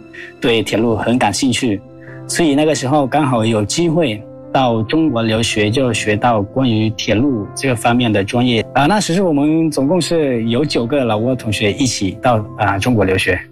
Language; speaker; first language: Chinese; non-native, fluent; Lao